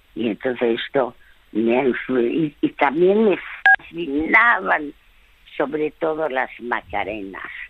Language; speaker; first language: Spanish; early bilingual, other home language; French